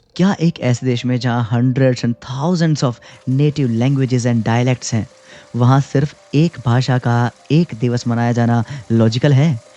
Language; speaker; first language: Hindi; native; Hindi